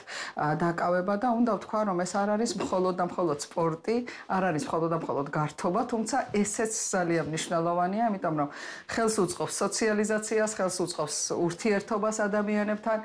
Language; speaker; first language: Georgian; native; Georgian